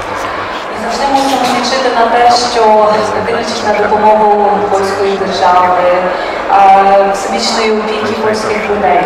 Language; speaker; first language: Polish; non-native, learner; Ukrainian